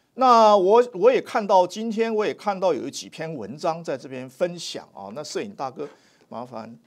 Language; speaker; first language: Chinese; native; Chinese